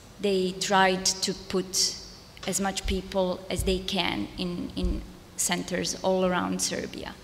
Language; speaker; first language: English; non-native, fluent; Serbian